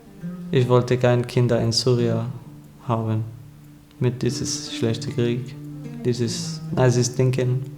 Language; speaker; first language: German; non-native, learner; Arabic